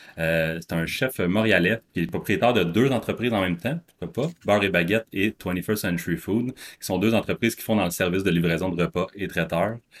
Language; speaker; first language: French; native; French